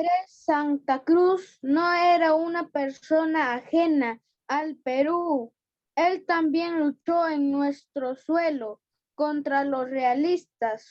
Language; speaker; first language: Spanish; native; Spanish